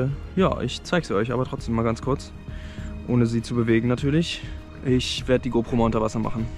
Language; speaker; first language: German; native; German